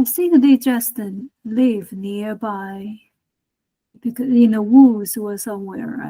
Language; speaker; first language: English; non-native, learner; Chinese